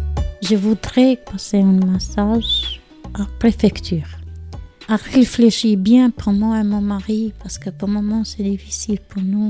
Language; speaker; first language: French; non-native, learner; Albanian